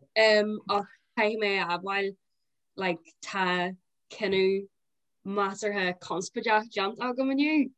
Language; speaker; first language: Irish; non-native, local second language; English